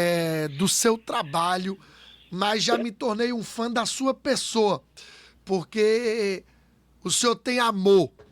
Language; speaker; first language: Portuguese; native; Portuguese